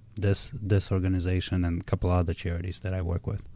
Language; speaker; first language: English; early bilingual, other home language; Russian